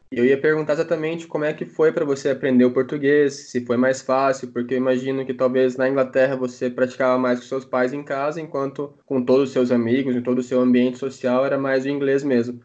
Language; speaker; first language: Portuguese; native; Portuguese